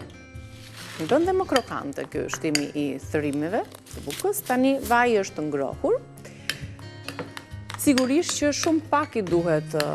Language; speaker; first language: Albanian; native; Albanian